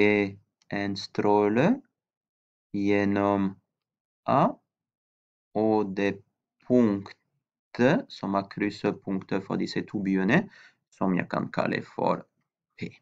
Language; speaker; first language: Norwegian; non-native, fluent; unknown